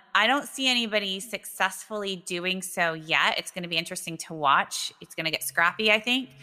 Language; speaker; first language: English; native; English